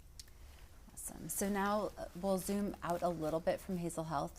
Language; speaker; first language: English; native; English